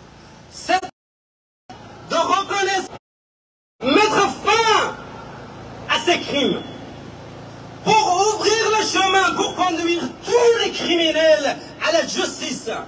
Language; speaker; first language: French; non-native, fluent; Persian